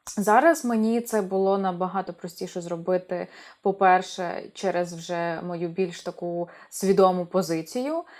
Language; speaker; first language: Ukrainian; non-native, local second language; Russian